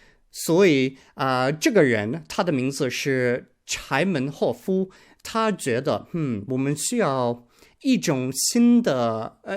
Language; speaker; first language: Chinese; non-native, learner; English